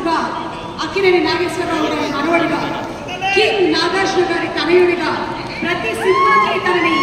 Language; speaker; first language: Telugu; native; Telugu